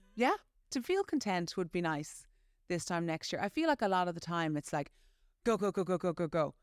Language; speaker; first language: English; native; English